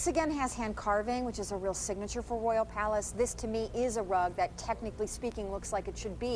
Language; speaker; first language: English; native; English